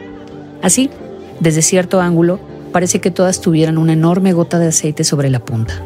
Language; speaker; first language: Spanish; native; Spanish